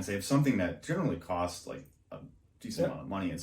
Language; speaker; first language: English; native; English